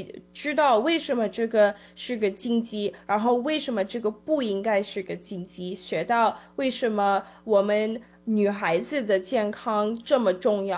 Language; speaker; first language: Chinese; early bilingual, heritage; Chinese